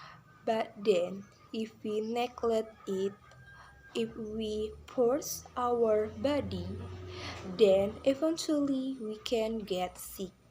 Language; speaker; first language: English; non-native, learner; Indonesian